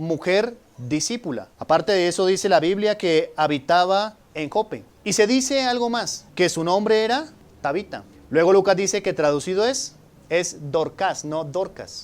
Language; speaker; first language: Spanish; native; Spanish